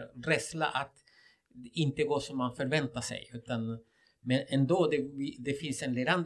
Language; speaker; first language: Swedish; non-native, fluent; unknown